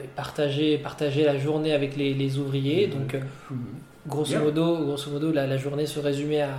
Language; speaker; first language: French; non-native, local second language; Arabic